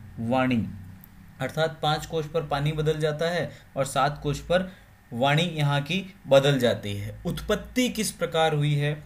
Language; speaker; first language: Hindi; native; Hindi